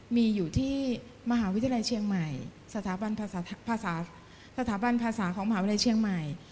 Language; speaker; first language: Thai; native; Thai